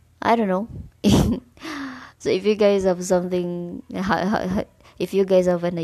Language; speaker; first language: English; non-native, local second language; Cebuano